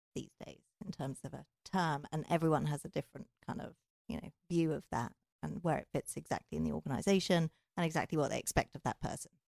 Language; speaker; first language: English; native; English